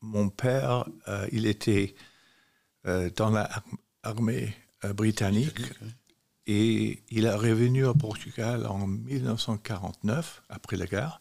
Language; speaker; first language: French; non-native, fluent; English